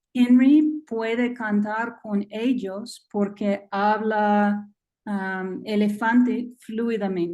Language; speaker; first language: Spanish; non-native, learner; English